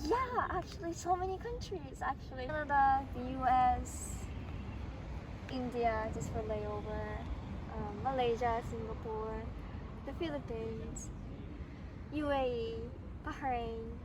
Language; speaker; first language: English; non-native, fluent; Japanese